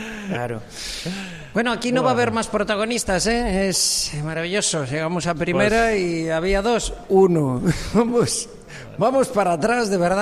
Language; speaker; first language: Spanish; native; Spanish